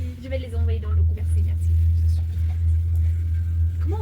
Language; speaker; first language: French; native; French